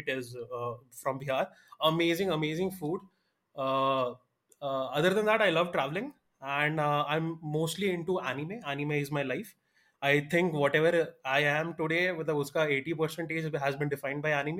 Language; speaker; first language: English; non-native, local second language; Malayalam